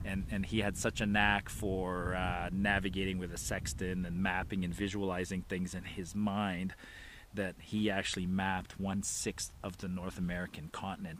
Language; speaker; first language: English; non-native, local second language; French